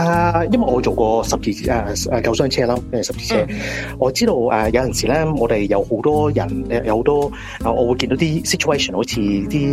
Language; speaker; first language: Cantonese; early bilingual, heritage; Cantonese